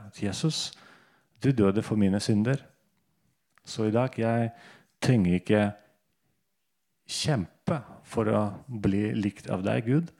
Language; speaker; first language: Norwegian; non-native, fluent; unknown